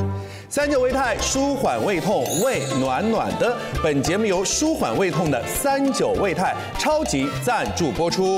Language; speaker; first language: Chinese; native; Chinese